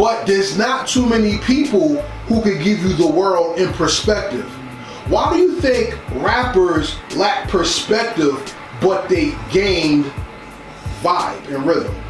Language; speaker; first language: English; native; English